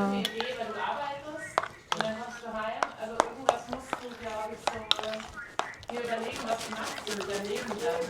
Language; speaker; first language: German; early bilingual, other home language; Turkish